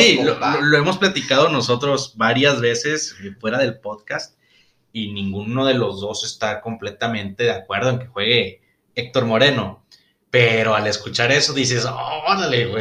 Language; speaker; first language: Spanish; native; Spanish